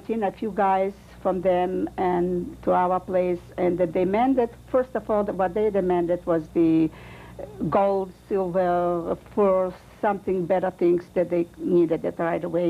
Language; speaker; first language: English; non-native, fluent; Russian